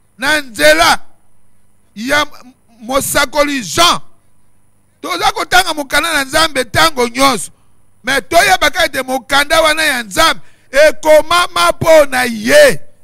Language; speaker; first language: Lingala; non-native, local second language; Mongo